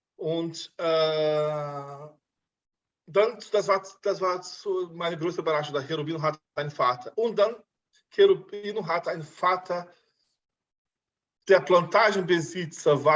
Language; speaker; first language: German; non-native, fluent; Portuguese